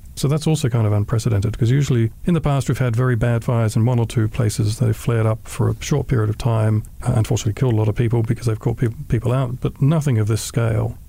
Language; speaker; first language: English; native; English